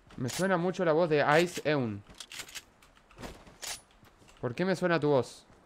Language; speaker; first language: Spanish; native; Spanish